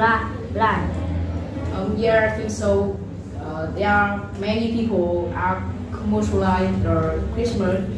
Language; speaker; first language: English; non-native, learner; Vietnamese